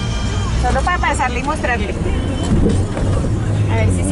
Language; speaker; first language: Spanish; native; Spanish